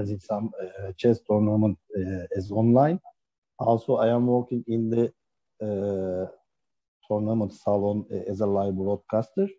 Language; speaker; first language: English; non-native, learner; Turkish